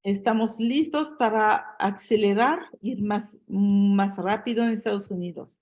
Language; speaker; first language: Spanish; non-native, fluent; French